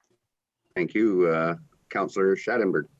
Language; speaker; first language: English; native; English